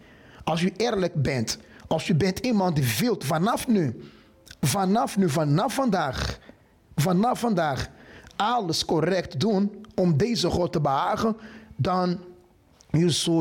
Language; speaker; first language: Dutch; non-native, fluent; Portuguese